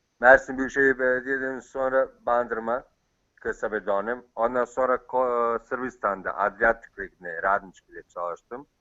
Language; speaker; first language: Turkish; non-native, fluent; Bosnian